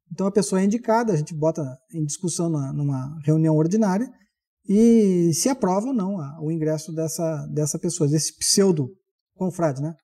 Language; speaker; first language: Portuguese; native; Portuguese